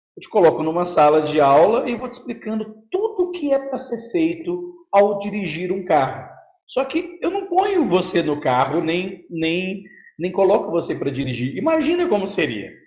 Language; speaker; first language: Portuguese; native; Portuguese